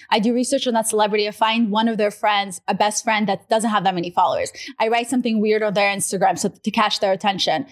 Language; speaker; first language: English; non-native, fluent; Russian